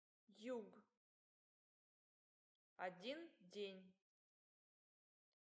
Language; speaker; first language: Russian; non-native, learner; English